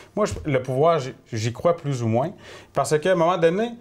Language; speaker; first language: French; native; French